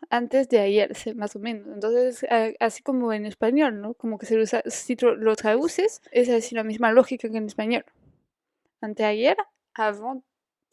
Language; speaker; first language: Spanish; non-native, fluent; French